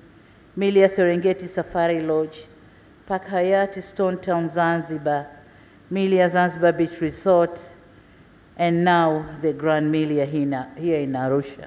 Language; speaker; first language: English; non-native, local second language; Swahili